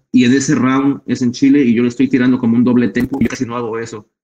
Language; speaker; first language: Spanish; native; Spanish